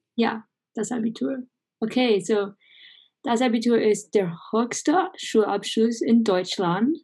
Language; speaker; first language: German; non-native, learner; English